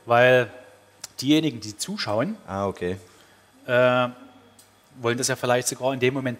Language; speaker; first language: German; native; German